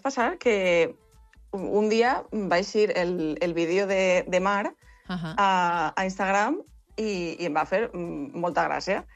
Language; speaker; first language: Catalan; non-native, local second language; Spanish